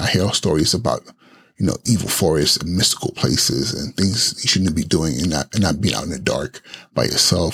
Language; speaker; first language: English; non-native, local second language; Igbo